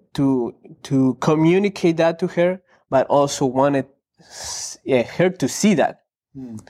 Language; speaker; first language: English; non-native, fluent; Spanish